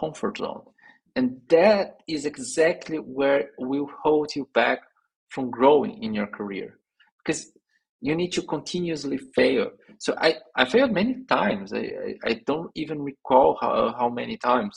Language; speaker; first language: English; non-native, fluent; Portuguese